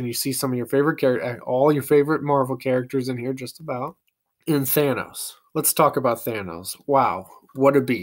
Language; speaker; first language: English; native; English